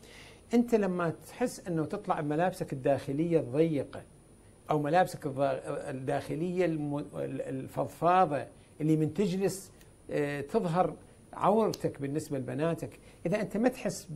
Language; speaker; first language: Arabic; native; Arabic